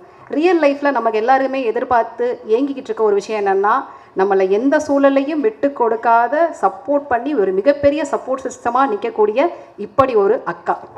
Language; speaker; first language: Tamil; native; Tamil